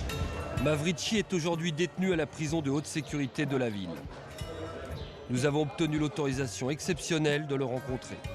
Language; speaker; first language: French; native; French